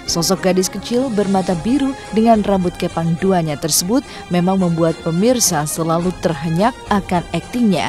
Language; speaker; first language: Indonesian; native; Indonesian